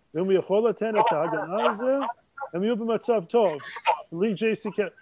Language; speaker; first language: Hebrew; non-native, fluent; English